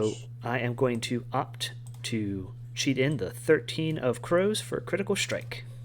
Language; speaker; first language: English; native; English